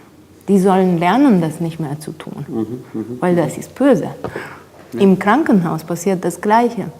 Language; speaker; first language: German; non-native, fluent; Romanian